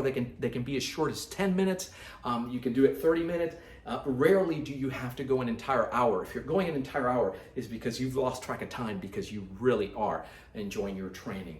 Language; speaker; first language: English; native; English